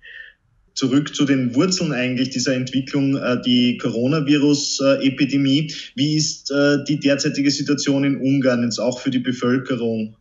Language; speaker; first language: German; native; German